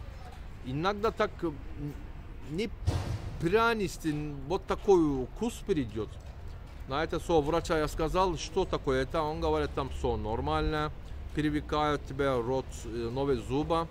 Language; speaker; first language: Russian; non-native, learner; Turkish